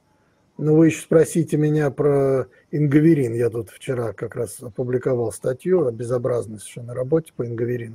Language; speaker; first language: Russian; native; Russian